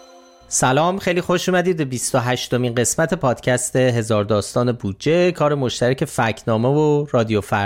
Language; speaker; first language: Persian; native; Persian